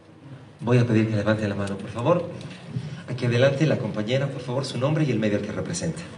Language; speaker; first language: Spanish; native; Spanish